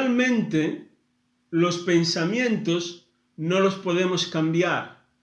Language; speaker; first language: Spanish; non-native, fluent; Portuguese